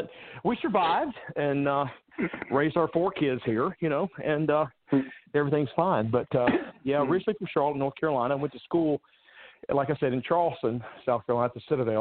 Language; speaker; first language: English; native; English